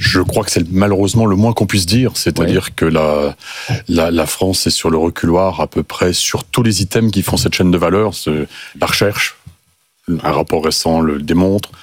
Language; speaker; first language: French; native; French